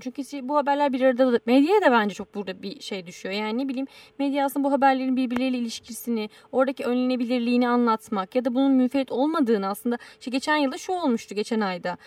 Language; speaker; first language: Turkish; native; Turkish